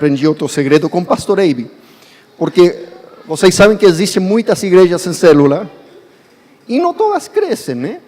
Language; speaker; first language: Portuguese; non-native, fluent; English